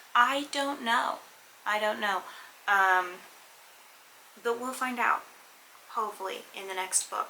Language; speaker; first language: English; native; English